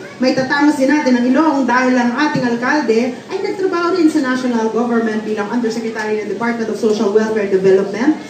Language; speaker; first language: Filipino; native; Filipino